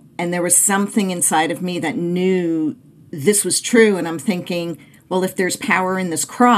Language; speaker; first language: English; native; English